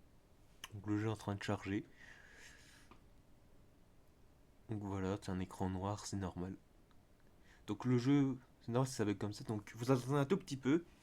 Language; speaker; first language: French; native; French